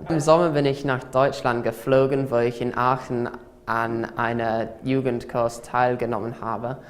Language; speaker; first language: German; non-native, learner; English